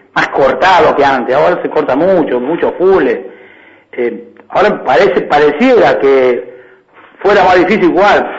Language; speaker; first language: Spanish; native; Spanish